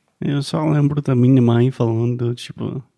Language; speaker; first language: Portuguese; non-native, fluent; English